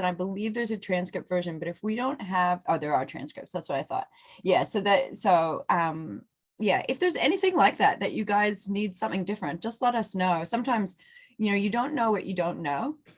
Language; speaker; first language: English; native; English